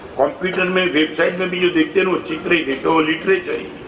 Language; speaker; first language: Hindi; non-native, local second language; Gujarati